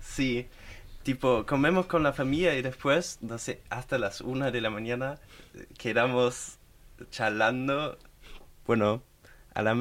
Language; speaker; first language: Spanish; non-native, fluent; German